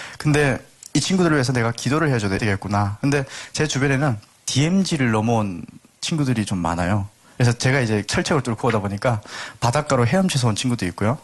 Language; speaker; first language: Korean; native; Korean